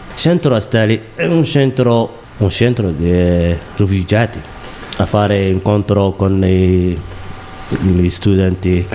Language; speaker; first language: Italian; non-native, learner; Somali